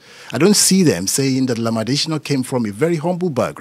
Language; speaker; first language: English; non-native, local second language; Yoruba